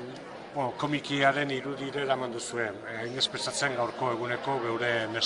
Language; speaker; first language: Basque; native; Basque